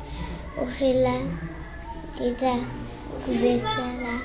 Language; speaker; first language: Basque; non-native, local second language; French